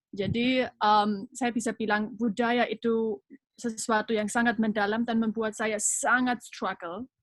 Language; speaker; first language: Indonesian; non-native, fluent; German